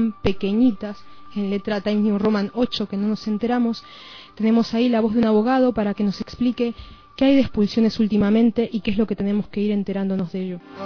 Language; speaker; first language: Spanish; native; Spanish